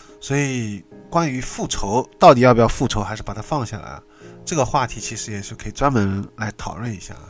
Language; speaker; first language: Chinese; native; Chinese